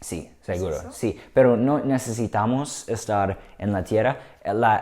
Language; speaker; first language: Spanish; non-native, learner; English